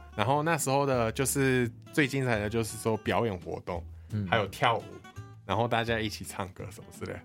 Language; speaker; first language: Chinese; non-native, fluent; Japanese